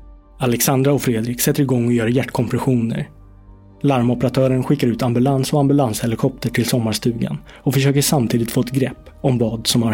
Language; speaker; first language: Swedish; native; Swedish